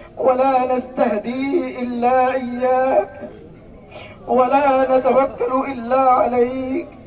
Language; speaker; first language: Arabic; non-native, fluent; Bangla